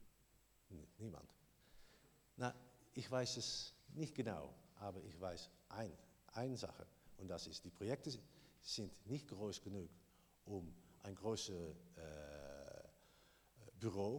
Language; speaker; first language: German; non-native, learner; Dutch